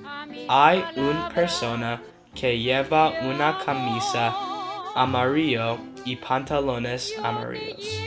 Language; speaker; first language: Spanish; non-native, learner; English